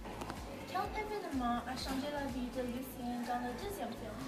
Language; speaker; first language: French; non-native, learner; English